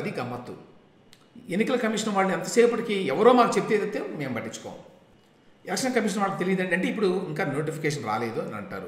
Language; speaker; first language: Telugu; native; Telugu